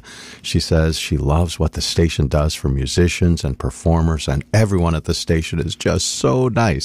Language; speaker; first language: English; native; English